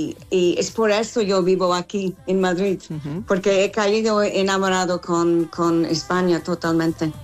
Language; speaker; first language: Spanish; non-native, learner; English